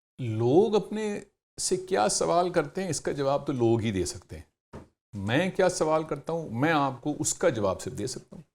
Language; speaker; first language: Urdu; native; Urdu